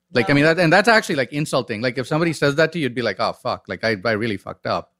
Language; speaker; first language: English; non-native, local second language; Tamil